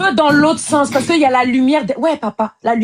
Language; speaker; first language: French; native; French